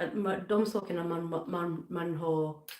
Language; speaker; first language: Swedish; non-native, fluent; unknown